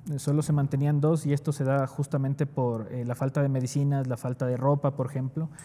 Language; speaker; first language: Spanish; native; Spanish